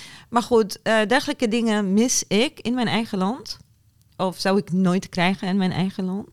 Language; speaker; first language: Dutch; non-native, fluent; Arabic